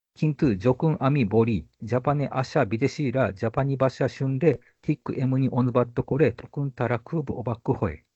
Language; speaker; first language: Bangla; non-native, fluent; Japanese